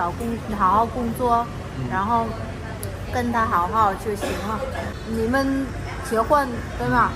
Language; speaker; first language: Chinese; non-native, learner; Vietnamese